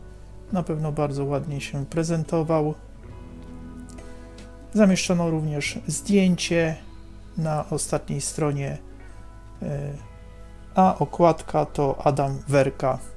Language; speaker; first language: Polish; native; Polish